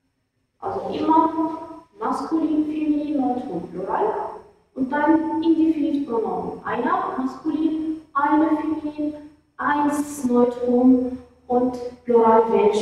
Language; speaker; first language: German; non-native, fluent; Arabic